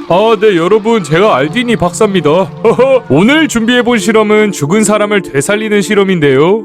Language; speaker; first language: Korean; native; Korean